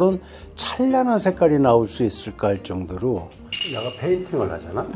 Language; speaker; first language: Korean; native; Korean